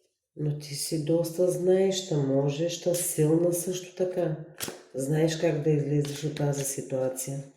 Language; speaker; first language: Bulgarian; native; Bulgarian